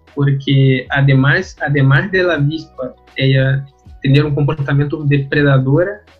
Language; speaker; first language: Spanish; non-native, learner; Portuguese